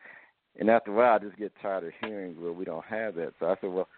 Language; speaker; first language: English; native; English